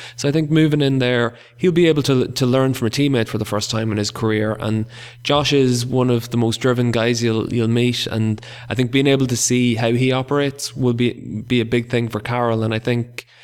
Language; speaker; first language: English; native; English